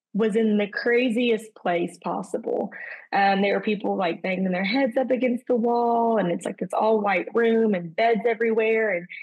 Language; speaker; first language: English; native; English